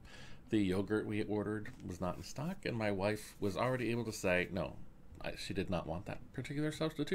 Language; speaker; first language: English; native; English